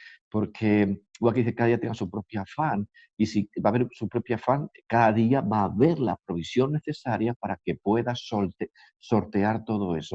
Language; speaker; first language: Spanish; native; Spanish